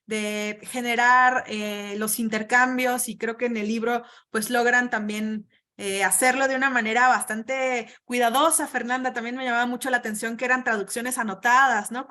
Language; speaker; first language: Spanish; native; Spanish